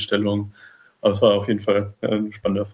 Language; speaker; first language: German; native; German